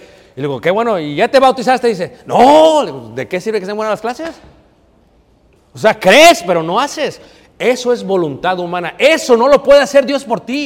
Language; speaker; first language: Spanish; native; Spanish